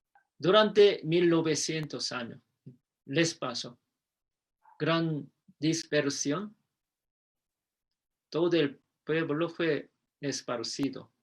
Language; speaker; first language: Spanish; non-native, fluent; Korean